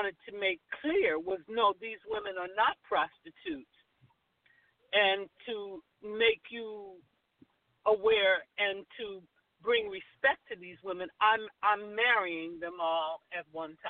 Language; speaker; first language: English; native; English